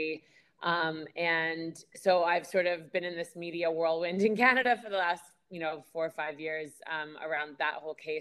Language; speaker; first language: English; native; English